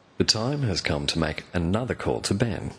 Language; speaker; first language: English; native; English